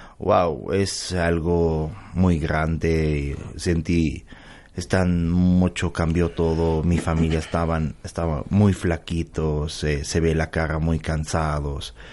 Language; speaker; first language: Spanish; non-native, learner; Arabic